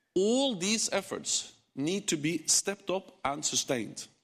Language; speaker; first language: English; non-native, fluent; Norwegian